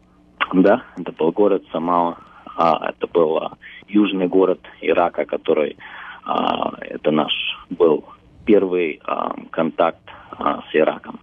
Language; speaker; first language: Russian; early bilingual, heritage; Russian